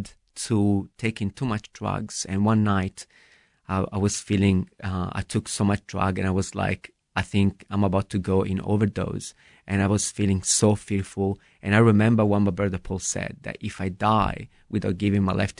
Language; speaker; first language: English; non-native, fluent; Italian